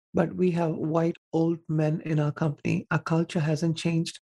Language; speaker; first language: English; non-native, local second language; Tamil